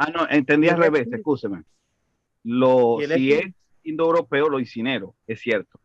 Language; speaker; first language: Spanish; native; Spanish